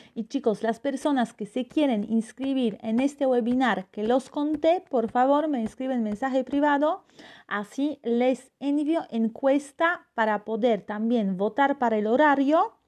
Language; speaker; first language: Spanish; non-native, fluent; Polish